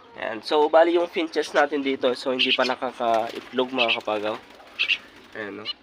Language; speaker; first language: Filipino; native; Filipino